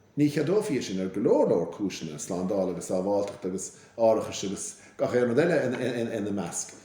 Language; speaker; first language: Irish; native; Irish